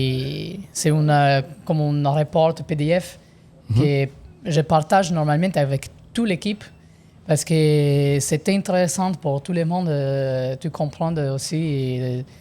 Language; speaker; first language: French; non-native, learner; Italian